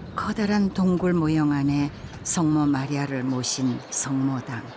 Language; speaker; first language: Korean; native; Korean